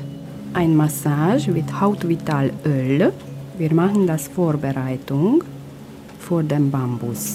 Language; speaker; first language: German; non-native, learner; Hungarian